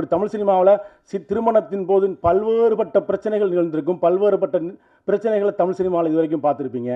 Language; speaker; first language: Tamil; native; Tamil